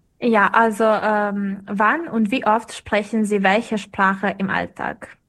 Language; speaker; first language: German; non-native, fluent; Serbian